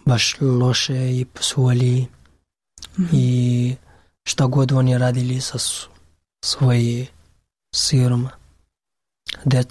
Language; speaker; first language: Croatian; non-native, learner; Pashto